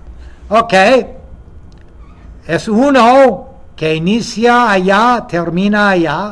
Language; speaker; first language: Spanish; non-native, fluent; English